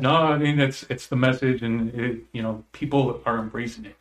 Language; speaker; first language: English; early bilingual, other home language; Spanish